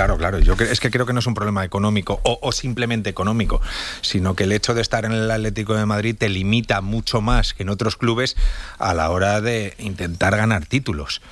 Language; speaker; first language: Spanish; native; Spanish